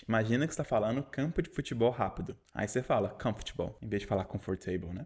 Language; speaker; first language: Portuguese; native; Portuguese